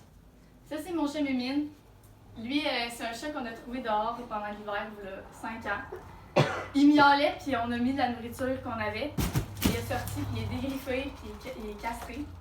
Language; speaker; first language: French; native; French